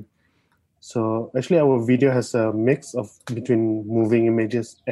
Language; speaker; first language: English; non-native, local second language; Malay